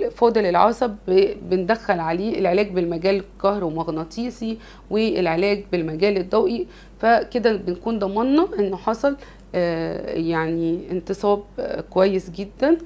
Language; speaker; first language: Arabic; native; Arabic